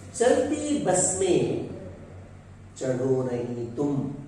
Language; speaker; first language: Hindi; non-native, local second language; Kannada